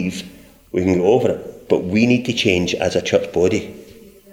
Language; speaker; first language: English; native; English